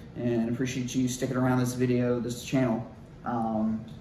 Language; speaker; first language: English; native; English